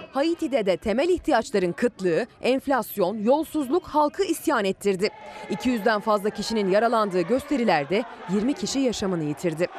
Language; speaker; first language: Turkish; native; Turkish